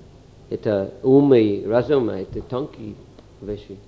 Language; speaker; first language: Russian; non-native, fluent; English